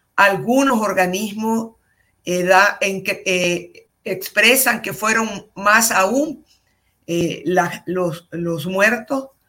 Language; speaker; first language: Spanish; native; Spanish